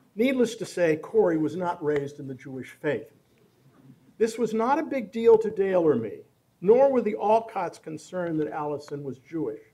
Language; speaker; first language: English; native; English